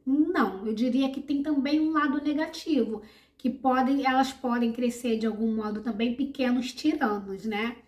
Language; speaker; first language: Portuguese; native; Portuguese